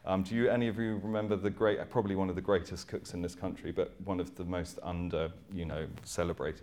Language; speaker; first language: English; native; English